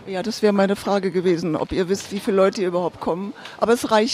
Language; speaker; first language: German; native; German